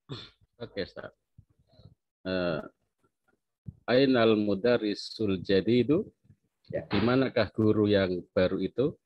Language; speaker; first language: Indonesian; native; Indonesian